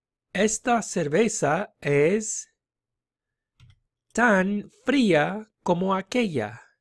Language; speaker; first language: Spanish; non-native, fluent; English